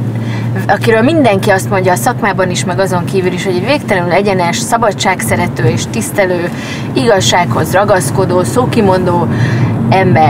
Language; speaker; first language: Hungarian; native; Hungarian